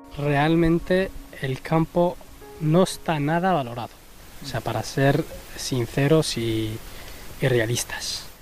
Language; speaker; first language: Spanish; early bilingual, other home language; Arabic